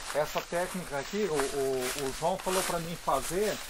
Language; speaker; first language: Portuguese; native; Portuguese